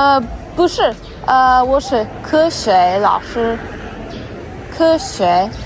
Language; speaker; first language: Chinese; non-native, learner; English